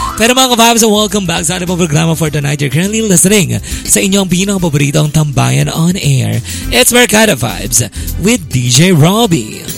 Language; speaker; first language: Filipino; native; Filipino